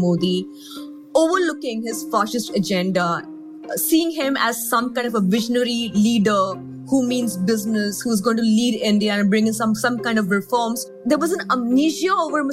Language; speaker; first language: English; non-native, local second language; Urdu